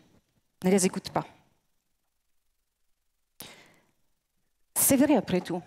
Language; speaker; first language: French; native; French